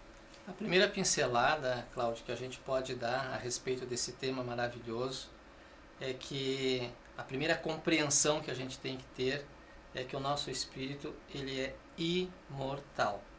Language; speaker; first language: Portuguese; native; Portuguese